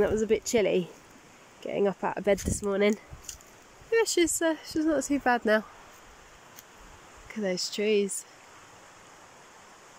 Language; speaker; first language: English; native; English